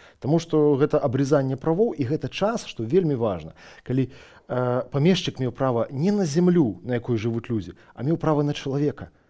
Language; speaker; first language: Belarusian; non-native, local second language; Russian